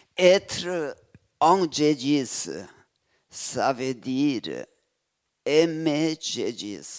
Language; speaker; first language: French; non-native, fluent; Korean